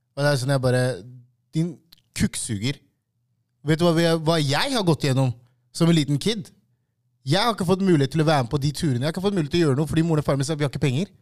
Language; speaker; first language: Norwegian; early bilingual, other home language; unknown